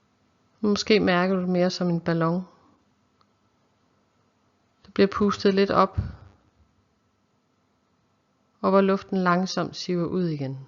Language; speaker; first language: Danish; native; Danish